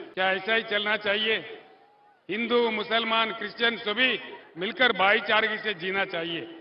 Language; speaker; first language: Hindi; non-native, local second language; Telugu